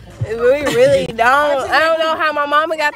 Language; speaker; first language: English; native; English